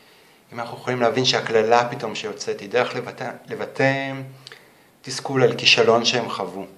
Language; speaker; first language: Hebrew; native; Hebrew